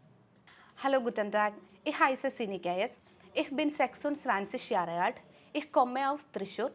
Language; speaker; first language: German; non-native, learner; Malayalam